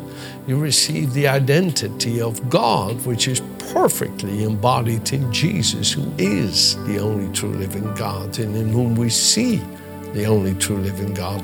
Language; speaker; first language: English; non-native, fluent; Dutch